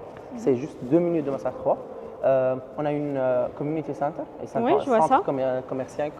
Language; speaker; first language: French; non-native, learner; Arabic